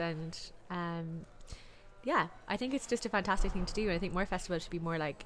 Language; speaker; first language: English; native; English